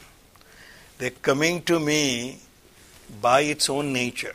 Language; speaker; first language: English; non-native, local second language; Gujarati